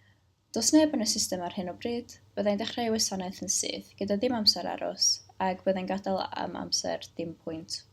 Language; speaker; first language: Welsh; native; Welsh